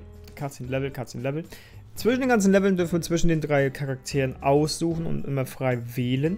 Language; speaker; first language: German; native; German